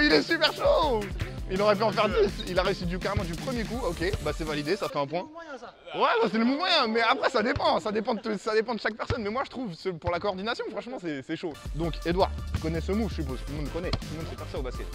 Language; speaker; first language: French; native; French